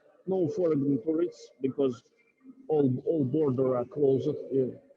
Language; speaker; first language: English; non-native, learner; Russian